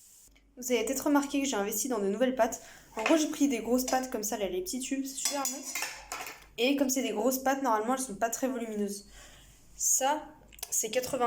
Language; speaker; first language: French; native; French